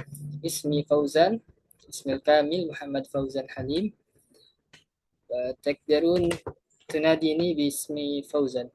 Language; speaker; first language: Arabic; non-native, fluent; Indonesian